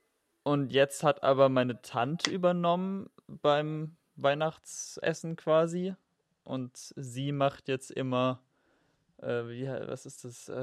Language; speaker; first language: German; native; German